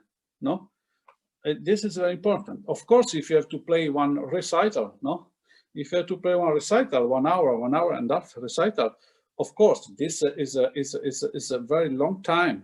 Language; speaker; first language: English; non-native, fluent; Italian